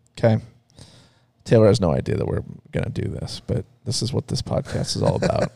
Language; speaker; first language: English; native; English